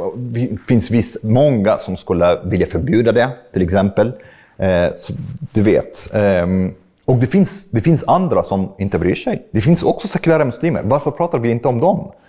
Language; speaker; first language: Swedish; non-native, fluent; Arabic